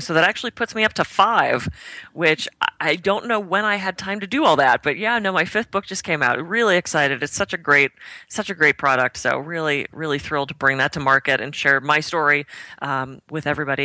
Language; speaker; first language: English; native; English